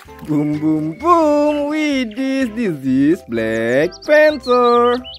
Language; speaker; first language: English; non-native, learner; Indonesian